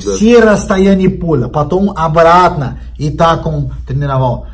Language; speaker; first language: Russian; non-native, learner; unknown